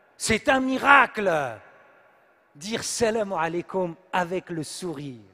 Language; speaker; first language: French; native; French